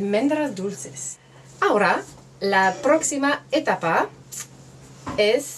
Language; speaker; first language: Spanish; non-native, learner; French